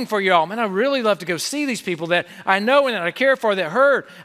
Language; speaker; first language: English; native; English